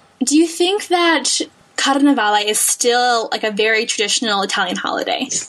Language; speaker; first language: English; native; English